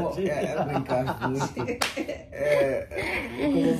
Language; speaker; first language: Portuguese; non-native, learner; Marathi